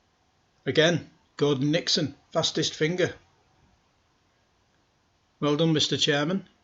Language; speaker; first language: English; native; English